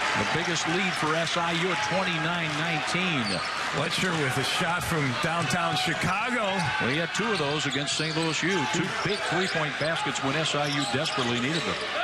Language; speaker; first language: English; native; English